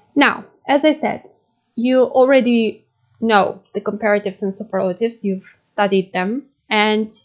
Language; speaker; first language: English; non-native, fluent; Macedonian